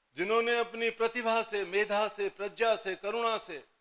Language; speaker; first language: Hindi; native; Hindi